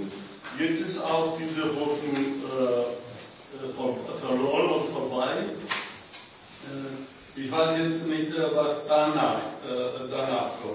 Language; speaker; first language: German; non-native, fluent; Greek